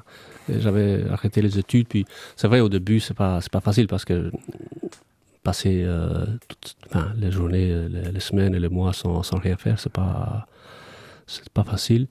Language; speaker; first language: French; non-native, fluent; Albanian